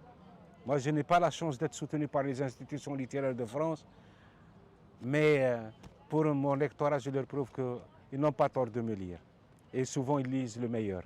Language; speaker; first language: French; non-native, local second language; Arabic